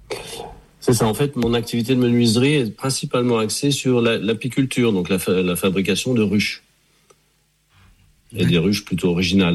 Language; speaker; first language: French; native; French